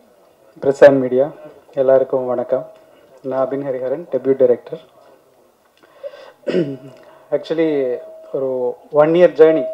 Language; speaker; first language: Tamil; non-native, fluent; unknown